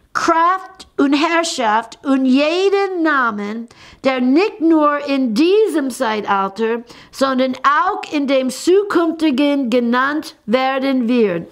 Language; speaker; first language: German; non-native, fluent; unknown